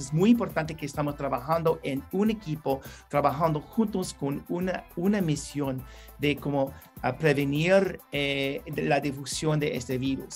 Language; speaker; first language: Spanish; non-native, learner; English